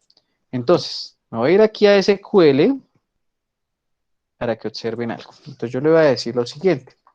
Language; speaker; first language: Spanish; native; Spanish